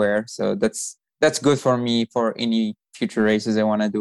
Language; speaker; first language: English; non-native, fluent; Arabic